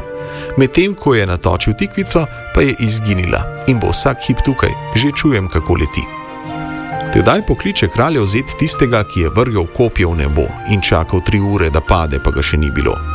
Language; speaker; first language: Slovenian; native; Slovenian